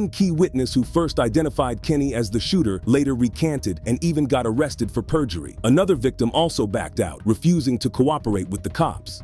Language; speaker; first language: English; native; English